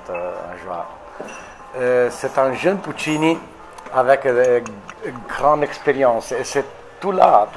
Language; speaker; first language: French; non-native, fluent; Italian